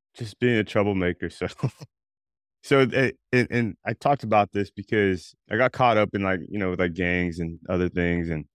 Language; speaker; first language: English; native; English